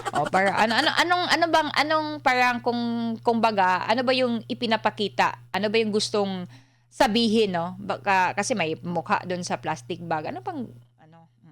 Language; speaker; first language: Filipino; non-native, local second language; Cebuano